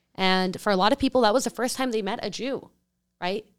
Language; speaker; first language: English; early bilingual, other home language; Spanish